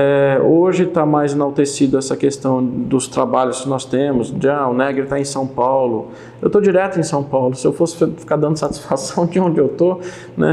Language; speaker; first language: Portuguese; native; Portuguese